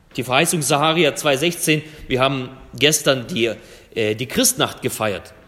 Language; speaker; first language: German; non-native, fluent; Russian